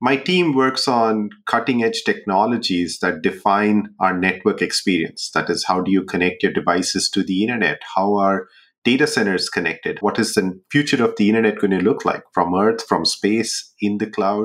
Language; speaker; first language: English; non-native, local second language; Hindi